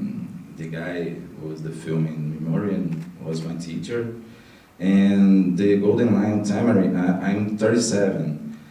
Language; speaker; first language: English; non-native, learner; Portuguese